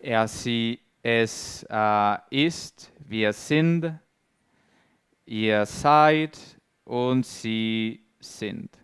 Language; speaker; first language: German; non-native, fluent; Spanish